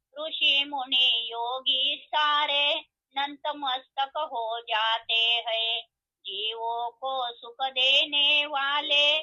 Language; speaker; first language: Hindi; non-native, local second language; Marathi